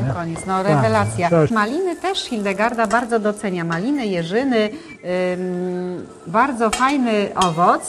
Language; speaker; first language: Polish; native; Polish